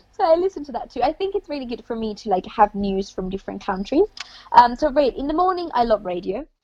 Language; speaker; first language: English; non-native, fluent; Italian